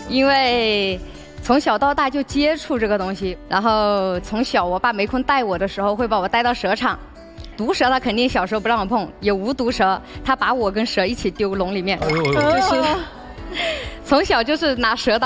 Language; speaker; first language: Chinese; native; Chinese